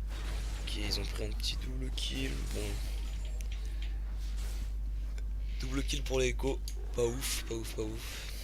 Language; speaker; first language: French; native; French